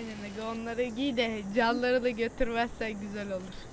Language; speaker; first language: Turkish; native; Turkish